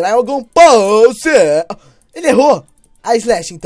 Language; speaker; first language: Portuguese; native; Portuguese